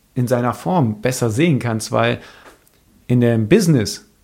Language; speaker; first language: German; native; German